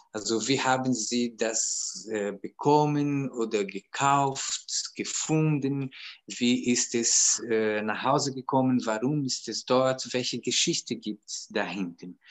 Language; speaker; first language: German; non-native, fluent; Portuguese